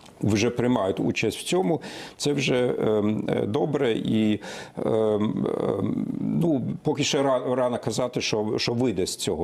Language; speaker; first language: Ukrainian; non-native, fluent; German